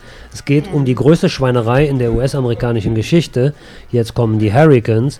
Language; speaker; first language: German; native; German